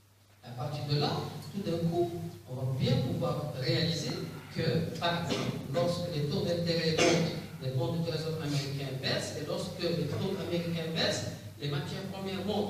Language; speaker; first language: French; non-native, local second language; Arabic